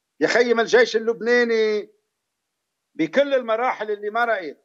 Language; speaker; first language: Arabic; native; Arabic